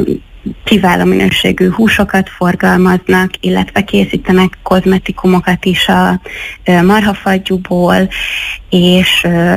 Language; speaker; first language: Hungarian; native; Hungarian